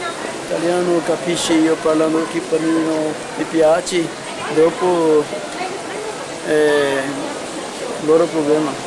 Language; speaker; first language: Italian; non-native, learner; Portuguese